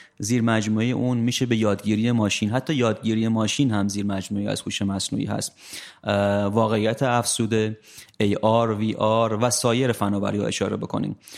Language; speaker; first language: Persian; native; Persian